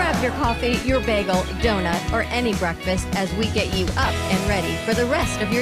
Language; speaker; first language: English; native; English